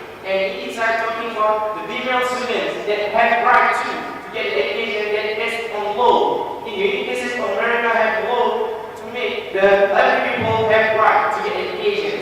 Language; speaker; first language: English; non-native, learner; Indonesian